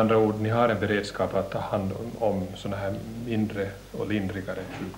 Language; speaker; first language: Swedish; native; Swedish